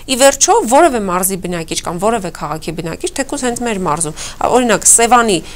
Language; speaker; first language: Armenian; native; Armenian